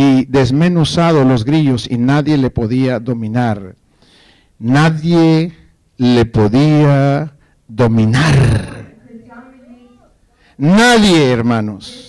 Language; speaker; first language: Spanish; native; Spanish